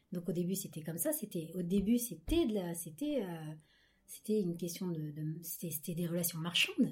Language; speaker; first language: French; native; French